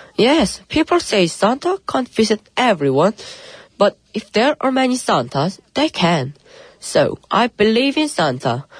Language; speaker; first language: English; early bilingual, other home language; Korean